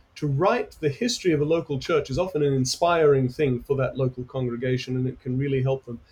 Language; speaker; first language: English; native; English